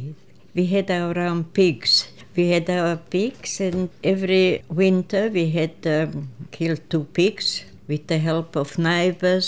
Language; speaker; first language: English; non-native, fluent; Croatian